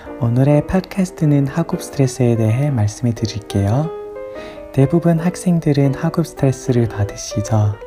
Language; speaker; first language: Korean; non-native, learner; English